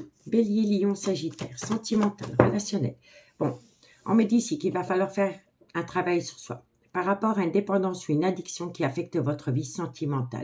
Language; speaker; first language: French; native; French